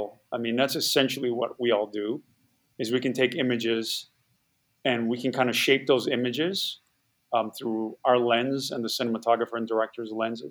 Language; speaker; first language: English; native; English